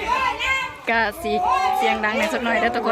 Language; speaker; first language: Thai; non-native, local second language; Lao